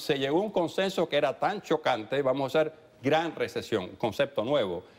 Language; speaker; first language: Spanish; early bilingual, heritage; Spanish